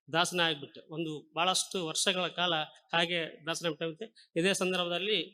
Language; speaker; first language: Kannada; native; Kannada